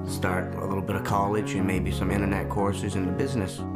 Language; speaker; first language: English; native; English